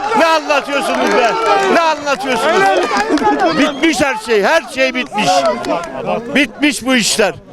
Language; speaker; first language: Turkish; native; Turkish